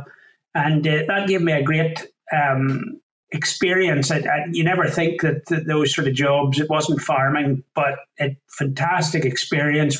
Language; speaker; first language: English; native; English